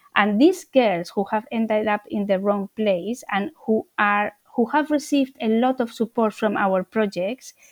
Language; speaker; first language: English; non-native, fluent; Spanish